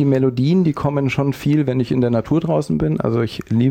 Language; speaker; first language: German; native; German